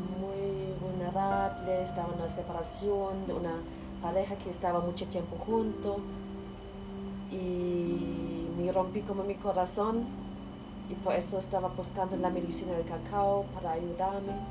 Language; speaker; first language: Spanish; non-native, learner; German